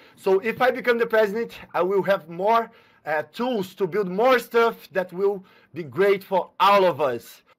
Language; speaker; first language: English; non-native, fluent; Portuguese